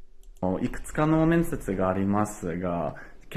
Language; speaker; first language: Japanese; non-native, fluent; English